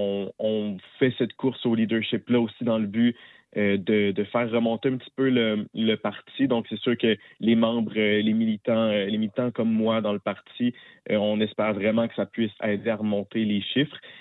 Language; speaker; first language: French; native; French